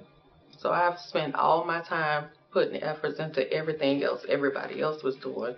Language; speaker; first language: English; native; English